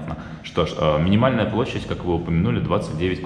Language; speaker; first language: Russian; native; Russian